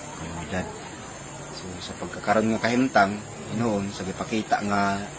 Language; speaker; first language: Cebuano; non-native, local second language; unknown